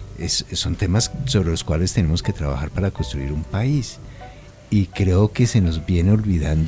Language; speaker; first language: Spanish; native; Spanish